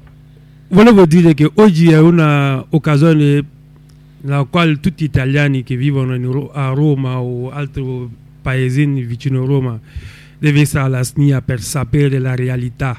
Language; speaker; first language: Italian; non-native, local second language; French